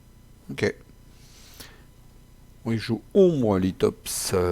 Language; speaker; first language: French; native; French